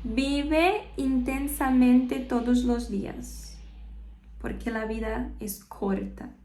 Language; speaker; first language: Spanish; non-native, fluent; Portuguese